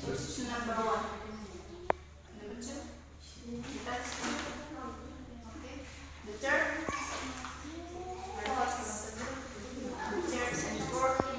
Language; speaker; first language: English; non-native, fluent; Indonesian